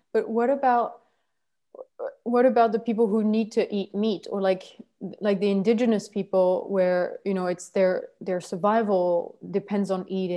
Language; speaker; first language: English; non-native, fluent; French